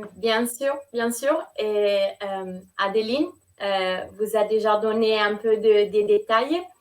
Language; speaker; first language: French; non-native, fluent; Italian